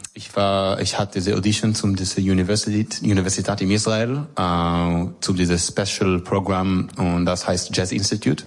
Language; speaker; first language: German; non-native, learner; Hebrew